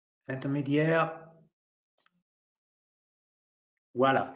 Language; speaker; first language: French; non-native, local second language; German